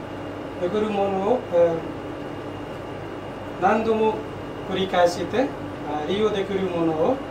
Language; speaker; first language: Japanese; non-native, learner; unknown